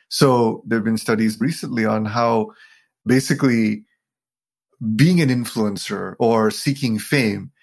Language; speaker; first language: English; non-native, local second language; Sinhala